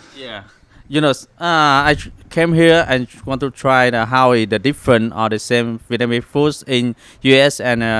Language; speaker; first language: English; non-native, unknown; Vietnamese